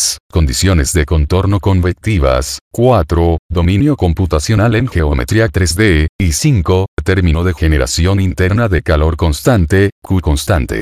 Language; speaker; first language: Spanish; native; Spanish